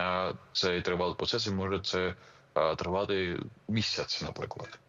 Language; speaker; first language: Ukrainian; non-native, fluent; Georgian